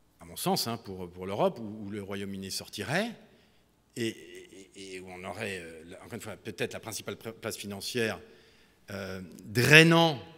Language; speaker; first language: French; native; French